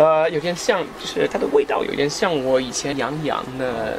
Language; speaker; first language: Chinese; non-native, fluent; English